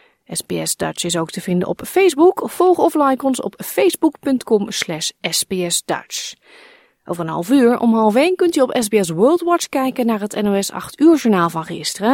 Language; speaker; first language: Dutch; native; Dutch